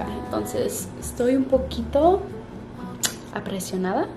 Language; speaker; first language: Spanish; early bilingual, heritage; Spanish